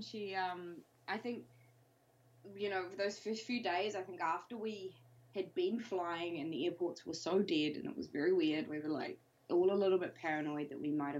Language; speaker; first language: English; native; English